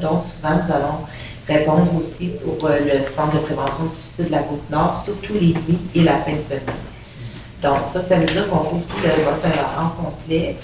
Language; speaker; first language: French; native; French